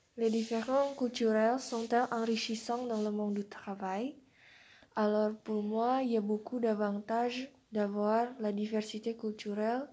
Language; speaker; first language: French; non-native, learner; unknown